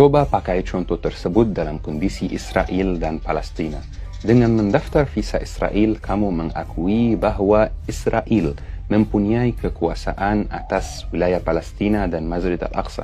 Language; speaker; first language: Indonesian; non-native, fluent; Arabic